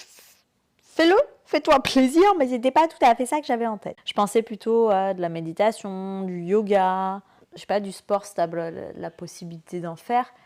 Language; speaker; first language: French; native; French